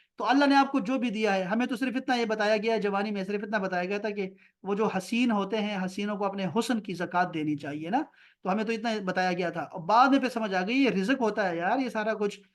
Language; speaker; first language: Urdu; non-native, local second language; Pashto